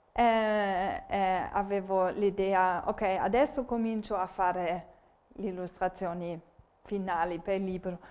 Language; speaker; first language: Italian; non-native, fluent; German